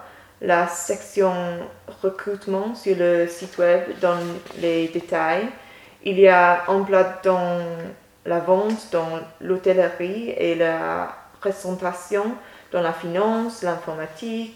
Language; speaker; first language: French; non-native, learner; English